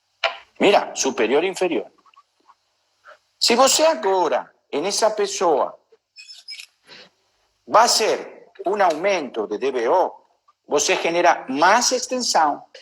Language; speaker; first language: Portuguese; non-native, learner; Spanish